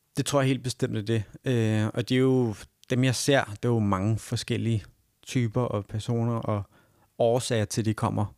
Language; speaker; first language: Danish; native; Danish